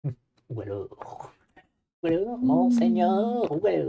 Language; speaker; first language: French; native; French